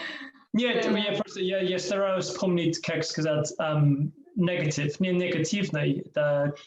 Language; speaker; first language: Russian; non-native, learner; English